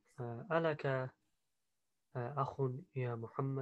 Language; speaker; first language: Arabic; non-native, learner; English